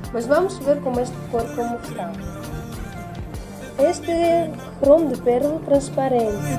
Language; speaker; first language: Portuguese; non-native, learner; Russian